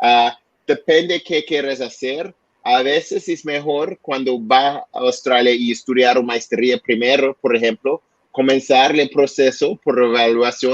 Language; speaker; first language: Spanish; non-native, learner; English